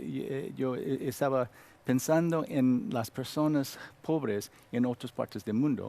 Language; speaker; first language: Spanish; non-native, learner; Korean